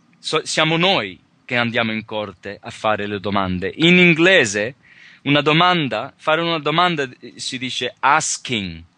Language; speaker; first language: Italian; early bilingual, heritage; Italian